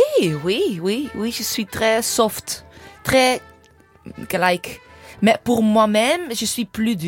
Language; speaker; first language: French; non-native, learner; English